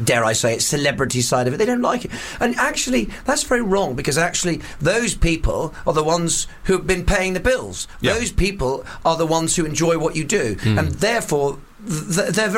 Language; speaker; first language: English; native; English